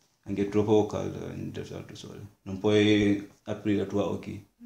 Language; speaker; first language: Italian; non-native, learner; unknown